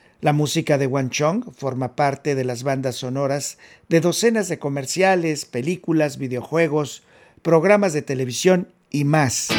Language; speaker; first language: Spanish; native; Spanish